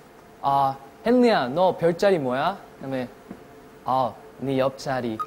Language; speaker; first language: Korean; non-native, learner; English